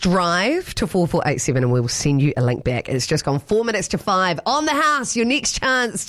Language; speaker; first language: English; native; English